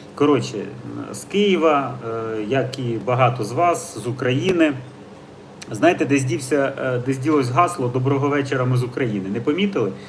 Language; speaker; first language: Ukrainian; native; Ukrainian